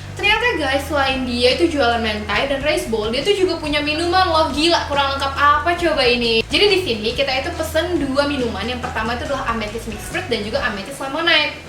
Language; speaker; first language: Indonesian; native; Indonesian